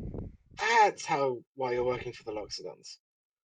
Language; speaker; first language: English; native; English